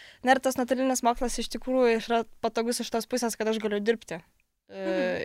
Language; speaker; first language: Lithuanian; non-native, local second language; Polish